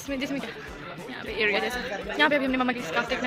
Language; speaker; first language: Hindi; native; Hindi